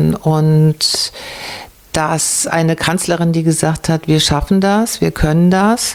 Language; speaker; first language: German; native; German